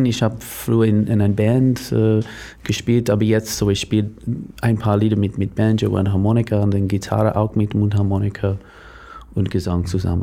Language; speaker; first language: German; non-native, learner; English